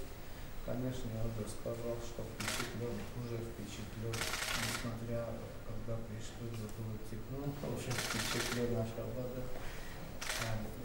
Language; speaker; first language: Russian; non-native, fluent; Armenian